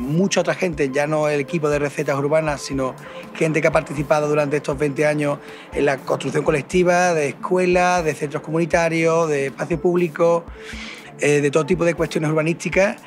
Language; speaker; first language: Spanish; native; Spanish